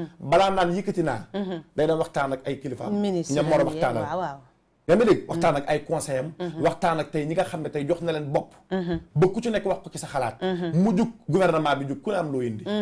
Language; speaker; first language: Wolof; native; Wolof